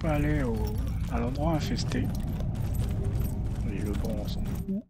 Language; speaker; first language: French; native; French